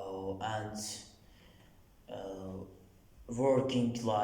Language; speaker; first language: English; non-native, learner; Turkish